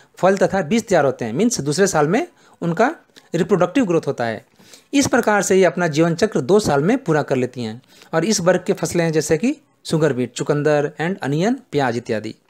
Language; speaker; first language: Hindi; native; Hindi